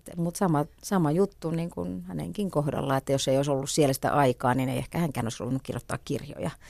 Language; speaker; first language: Finnish; native; Finnish